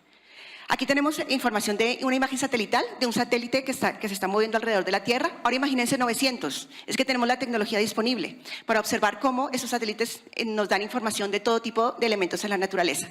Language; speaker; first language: Spanish; native; Spanish